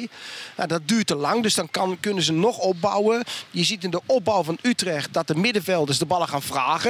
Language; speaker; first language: Dutch; native; Dutch